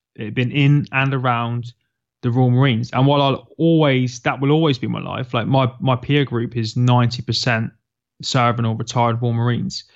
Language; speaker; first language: English; native; English